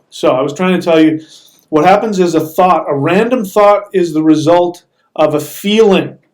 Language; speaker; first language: English; native; English